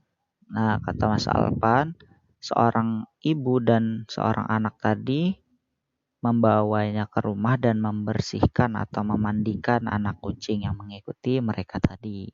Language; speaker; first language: Indonesian; native; Indonesian